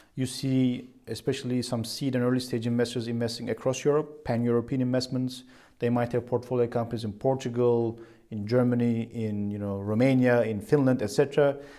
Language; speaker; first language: English; non-native, fluent; Turkish